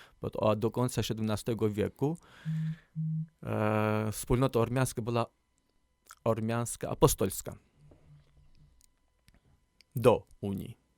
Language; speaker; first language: Polish; non-native, learner; Armenian